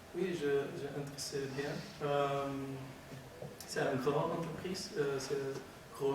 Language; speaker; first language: French; non-native, learner; Dutch